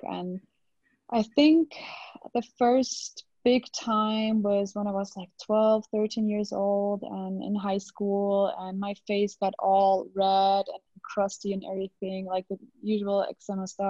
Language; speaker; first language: English; non-native, fluent; German